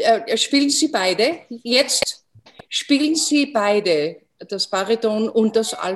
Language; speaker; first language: German; non-native, fluent; English